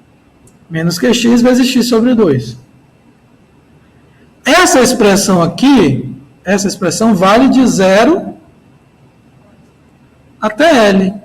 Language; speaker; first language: Portuguese; native; Portuguese